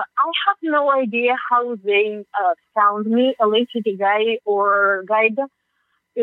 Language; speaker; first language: English; non-native, fluent; Russian